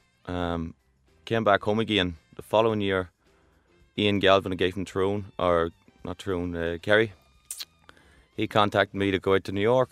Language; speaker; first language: English; native; English